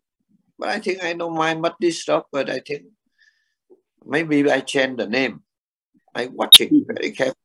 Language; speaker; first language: English; non-native, learner; Vietnamese